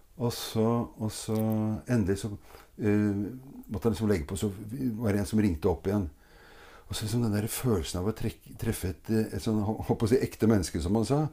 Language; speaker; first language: Norwegian; native; Norwegian